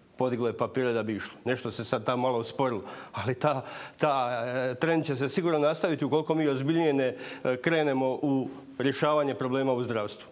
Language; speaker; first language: Croatian; native; Croatian